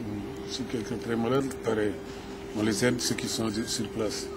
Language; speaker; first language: French; non-native, learner; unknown